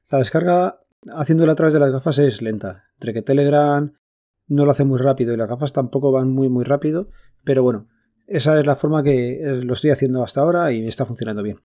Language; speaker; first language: Spanish; native; Spanish